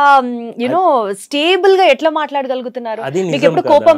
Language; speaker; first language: Telugu; native; Telugu